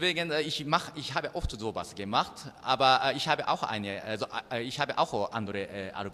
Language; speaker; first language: German; non-native, learner; Japanese